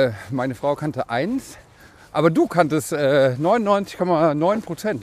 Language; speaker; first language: German; native; German